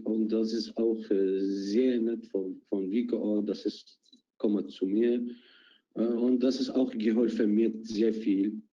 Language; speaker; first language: German; non-native, learner; Arabic